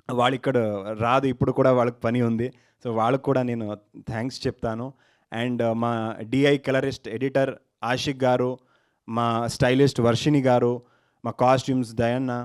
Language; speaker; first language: Telugu; non-native, learner; Kannada